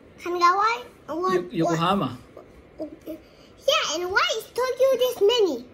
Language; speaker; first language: English; non-native, learner; Indonesian